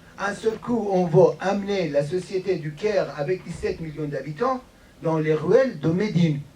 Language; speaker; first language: French; non-native, fluent; Persian